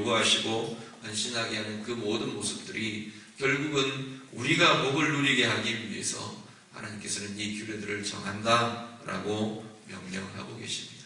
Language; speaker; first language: Korean; native; Korean